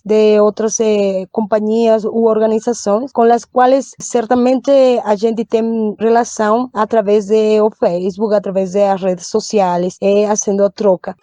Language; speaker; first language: Portuguese; non-native, learner; Spanish